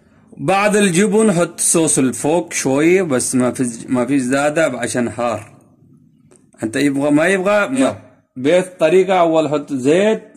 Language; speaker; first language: Arabic; non-native, learner; Urdu